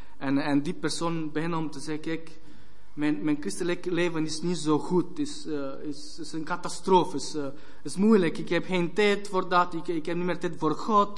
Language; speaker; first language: Dutch; non-native, fluent; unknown